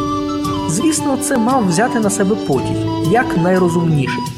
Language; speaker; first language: Ukrainian; native; Ukrainian